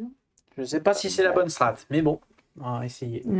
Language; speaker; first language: French; native; French